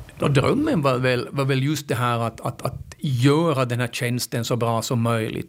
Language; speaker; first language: Swedish; native; Swedish